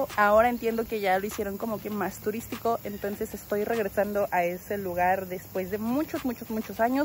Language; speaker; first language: Spanish; native; Spanish